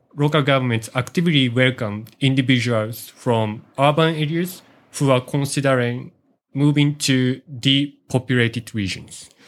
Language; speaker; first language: English; non-native, learner; Japanese